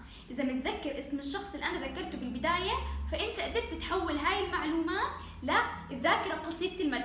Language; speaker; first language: Arabic; native; Arabic